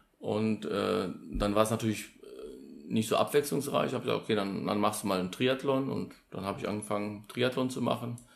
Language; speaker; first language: German; early bilingual, other home language; Polish